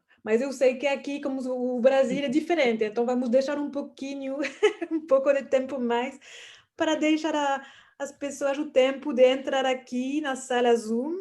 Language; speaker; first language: Portuguese; non-native, fluent; French